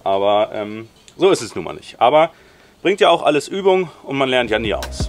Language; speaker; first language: German; native; German